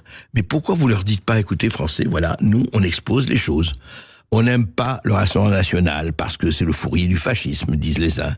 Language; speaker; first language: French; native; French